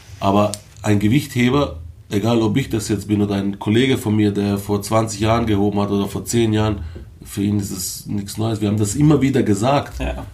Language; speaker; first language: German; early bilingual, other home language; Bosnian